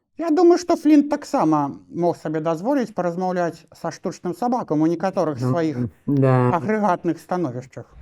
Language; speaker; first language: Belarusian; non-native, local second language; Russian